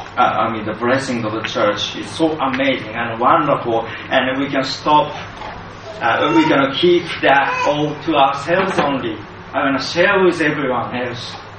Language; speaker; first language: English; non-native, fluent; Japanese